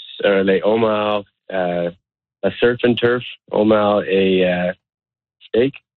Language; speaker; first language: French; non-native, learner; English